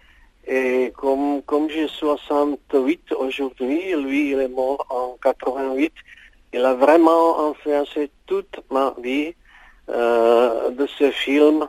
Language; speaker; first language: French; non-native, fluent; Czech